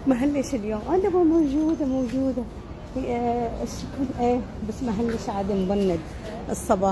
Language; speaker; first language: Arabic; native; Arabic